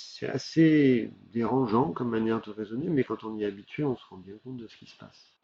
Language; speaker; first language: French; native; French